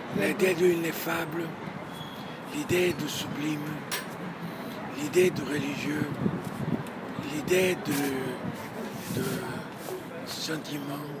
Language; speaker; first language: French; non-native, learner; Portuguese